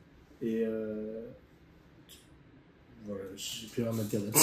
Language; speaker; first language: French; native; French